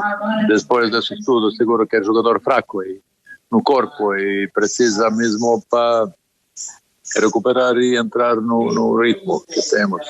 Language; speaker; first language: Portuguese; non-native, learner; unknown